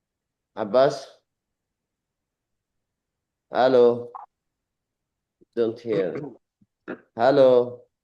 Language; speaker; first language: English; non-native, learner; Arabic